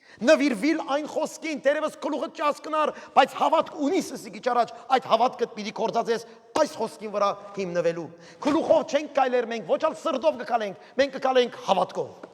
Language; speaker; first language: Armenian; early bilingual, heritage; Armenian